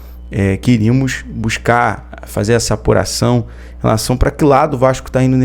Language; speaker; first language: Portuguese; native; Portuguese